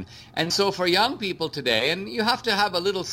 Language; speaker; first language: English; non-native, local second language; Konkani